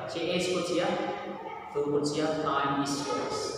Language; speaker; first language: English; non-native, learner; Indonesian